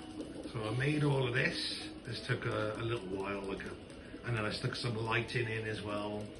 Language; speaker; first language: English; native; English